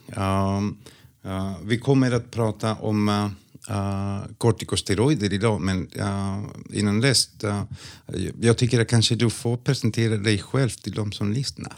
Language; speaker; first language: Swedish; non-native, fluent; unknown